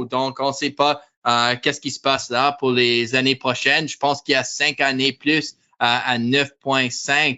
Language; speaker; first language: French; non-native, learner; English